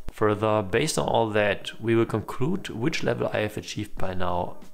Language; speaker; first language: English; non-native, fluent; German